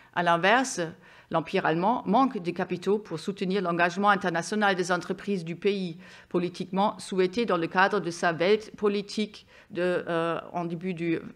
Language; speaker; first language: French; non-native, fluent; German